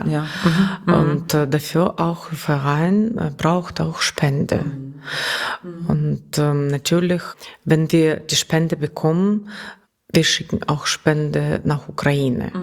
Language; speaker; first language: German; non-native, learner; Russian